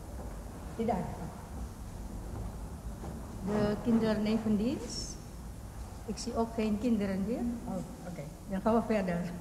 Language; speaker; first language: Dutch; non-native, fluent; Indonesian